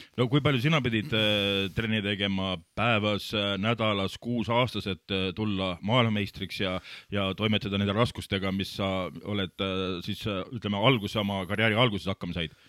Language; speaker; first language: Estonian; native; Estonian